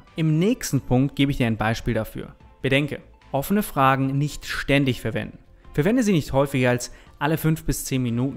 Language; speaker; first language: German; native; German